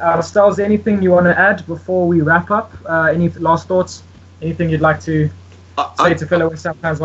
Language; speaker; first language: English; native; English